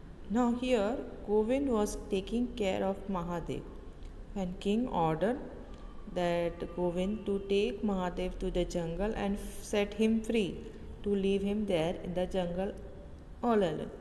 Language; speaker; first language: English; non-native, local second language; Hindi